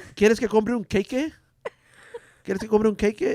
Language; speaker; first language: Spanish; early bilingual, heritage; Spanish